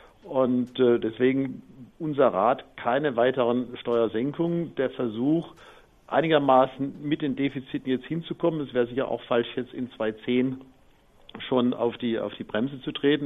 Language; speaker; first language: German; native; German